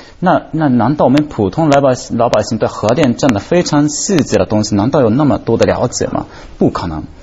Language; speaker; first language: Chinese; non-native, fluent; Japanese